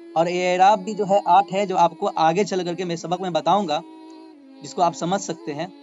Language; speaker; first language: Urdu; native; Urdu